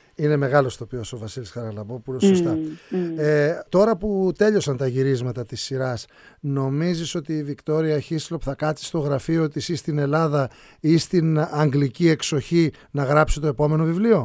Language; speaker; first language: Greek; native; Greek